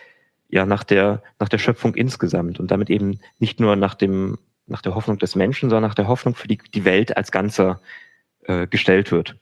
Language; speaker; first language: German; native; German